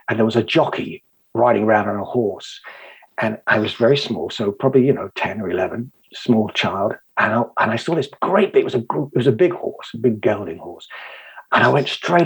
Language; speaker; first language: English; native; English